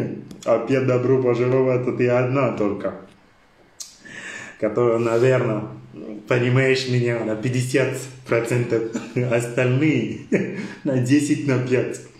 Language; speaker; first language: Russian; non-native, learner; French